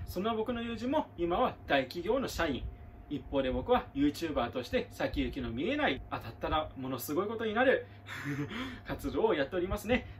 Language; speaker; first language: Japanese; native; Japanese